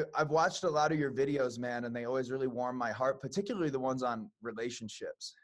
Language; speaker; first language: English; native; English